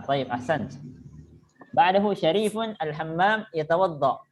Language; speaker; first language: Arabic; non-native, fluent; Indonesian